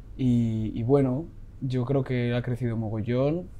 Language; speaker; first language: Spanish; native; Spanish